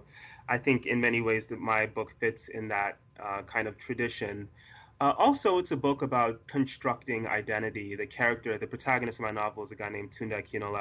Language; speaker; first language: English; native; English